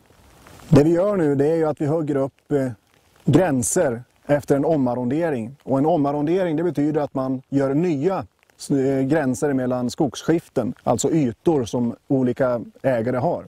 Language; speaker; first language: Swedish; native; Swedish